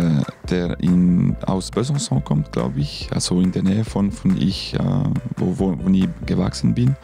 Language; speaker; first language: German; non-native, local second language; French